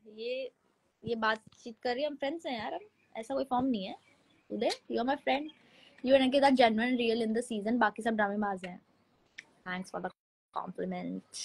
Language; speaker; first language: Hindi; native; Hindi